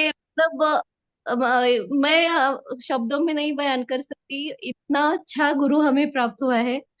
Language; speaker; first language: Hindi; native; Hindi